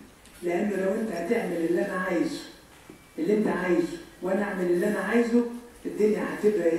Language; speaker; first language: Arabic; native; Arabic